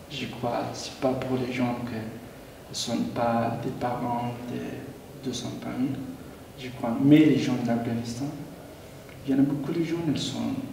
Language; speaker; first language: French; non-native, learner; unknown